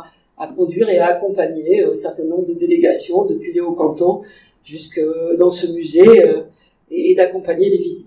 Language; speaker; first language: French; native; French